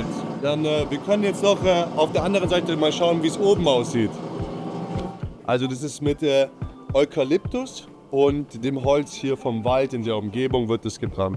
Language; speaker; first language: German; native; German